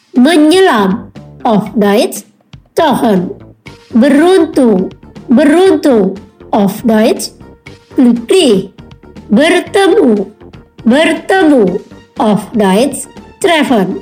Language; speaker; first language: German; non-native, fluent; Indonesian